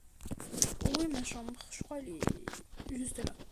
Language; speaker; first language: French; native; French